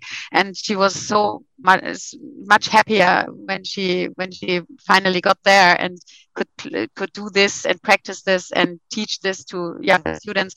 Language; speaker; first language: English; non-native, fluent; German